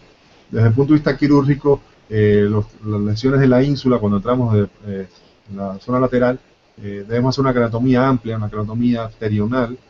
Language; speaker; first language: Spanish; native; Spanish